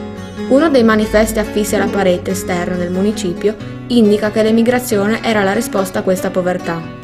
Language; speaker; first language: Italian; native; Italian